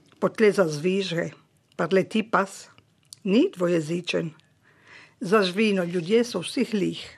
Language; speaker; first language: Slovenian; native; Slovenian